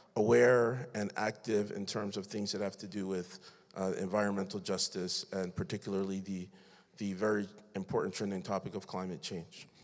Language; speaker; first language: English; native; English